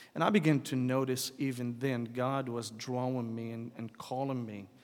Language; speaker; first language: English; non-native, fluent; Arabic